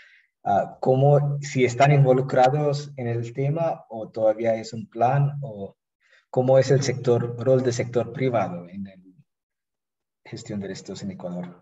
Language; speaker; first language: Spanish; non-native, fluent; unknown